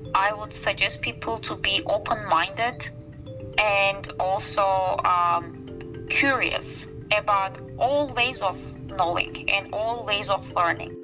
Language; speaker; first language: English; non-native, fluent; Turkish